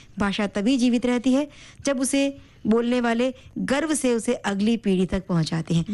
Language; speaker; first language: Hindi; native; Hindi